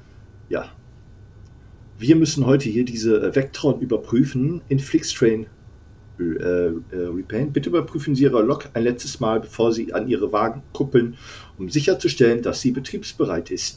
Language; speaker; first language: German; native; German